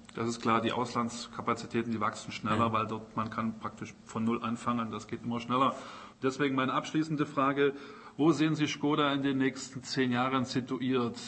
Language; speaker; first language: German; native; German